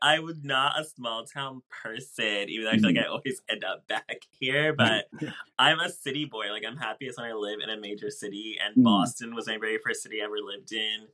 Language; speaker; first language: English; native; English